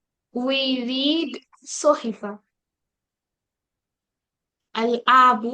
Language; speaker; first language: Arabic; non-native, learner; Bangla